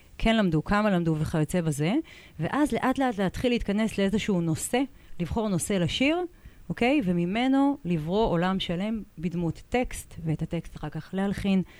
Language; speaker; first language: Hebrew; native; Hebrew